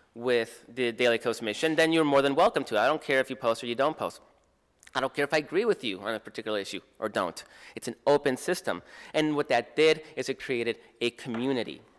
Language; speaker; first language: English; native; English